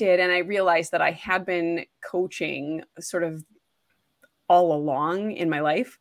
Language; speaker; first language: English; native; English